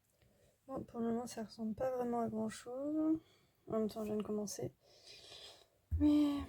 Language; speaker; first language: French; native; French